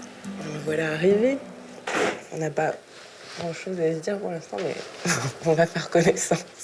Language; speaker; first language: French; native; French